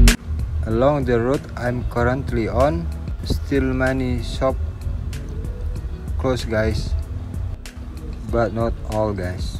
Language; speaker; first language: English; non-native, learner; Indonesian